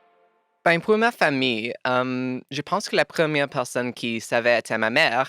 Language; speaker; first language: French; non-native, local second language; English